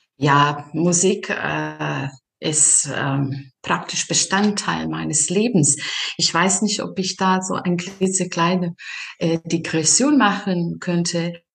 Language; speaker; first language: German; non-native, fluent; Serbian